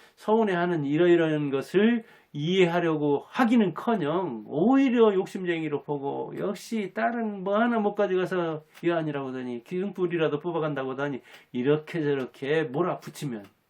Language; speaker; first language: Korean; native; Korean